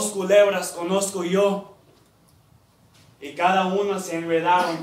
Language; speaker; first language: Spanish; early bilingual, heritage; Spanish